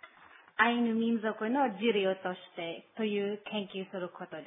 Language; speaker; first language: Japanese; non-native, learner; Filipino